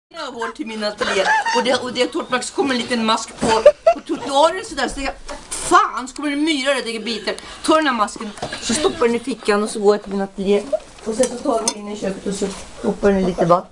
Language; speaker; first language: Swedish; native; Swedish